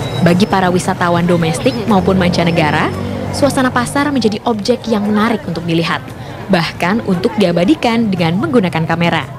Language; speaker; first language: Indonesian; native; Indonesian